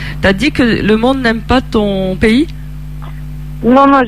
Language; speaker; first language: French; non-native, learner; Italian